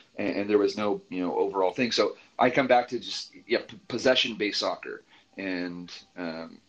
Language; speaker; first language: English; native; English